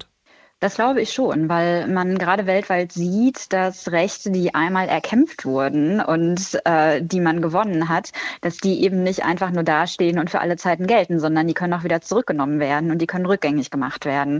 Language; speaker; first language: German; native; German